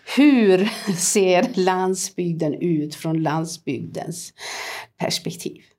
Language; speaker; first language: Swedish; native; Swedish